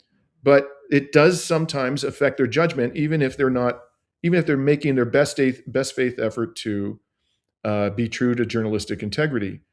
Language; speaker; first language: English; native; English